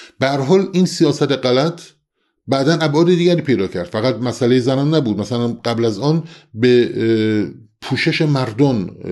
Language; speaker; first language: Persian; non-native, local second language; Central Kurdish